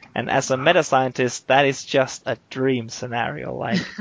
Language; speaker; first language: English; non-native, fluent; Norwegian